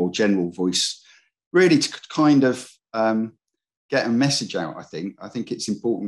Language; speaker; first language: English; native; English